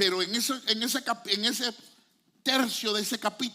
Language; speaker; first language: Spanish; native; Spanish